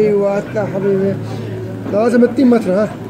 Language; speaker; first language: Arabic; early bilingual, heritage; Turkish